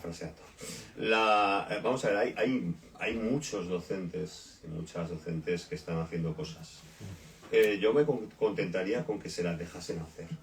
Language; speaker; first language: Spanish; native; Spanish